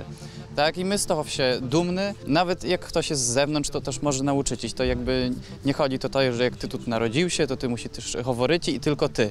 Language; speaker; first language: Polish; non-native, local second language; Belarusian